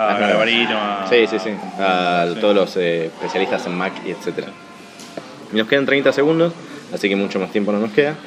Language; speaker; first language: Spanish; native; Spanish